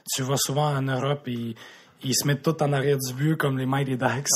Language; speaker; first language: French; native; French